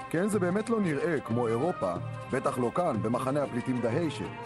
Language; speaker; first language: Hebrew; native; Hebrew